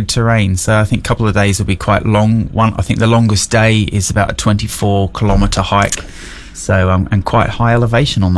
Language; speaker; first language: English; native; English